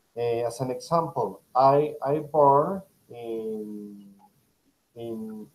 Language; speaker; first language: English; non-native, fluent; Spanish